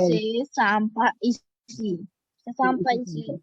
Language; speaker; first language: French; non-native, learner; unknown